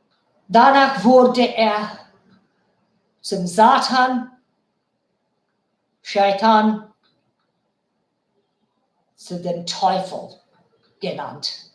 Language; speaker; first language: German; non-native, fluent; Bangla